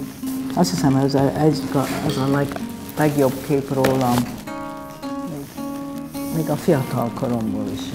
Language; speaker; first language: Hungarian; early bilingual, heritage; Hungarian